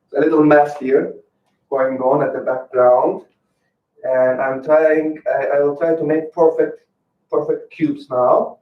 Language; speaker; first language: English; non-native, fluent; Azerbaijani